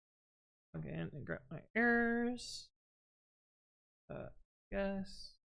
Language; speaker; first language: English; native; English